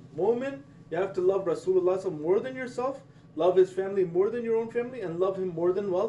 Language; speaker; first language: English; native; English